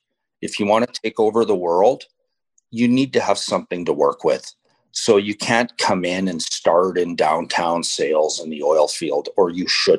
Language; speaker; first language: English; native; English